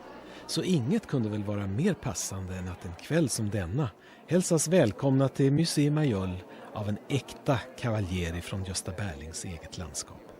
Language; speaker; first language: Swedish; native; Swedish